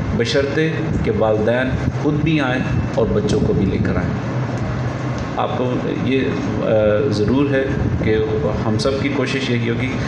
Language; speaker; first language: Urdu; non-native, local second language; Punjabi